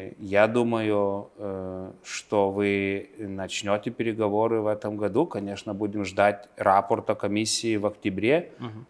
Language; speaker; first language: Russian; non-native, local second language; Lithuanian